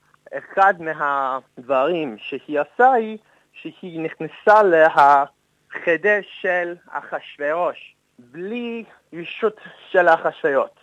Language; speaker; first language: Hebrew; non-native, fluent; English